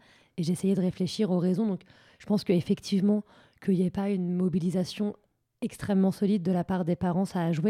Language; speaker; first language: French; native; French